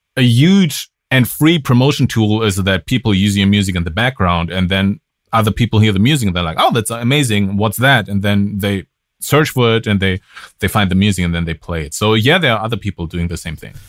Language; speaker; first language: English; non-native, fluent; German